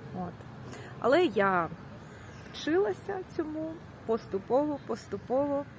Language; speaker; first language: Ukrainian; non-native, local second language; Russian